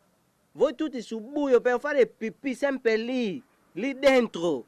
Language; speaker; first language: Italian; non-native, learner; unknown